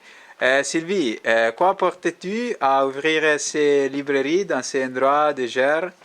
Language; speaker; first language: French; non-native, learner; Italian